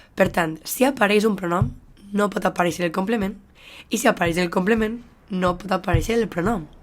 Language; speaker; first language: Catalan; native; Catalan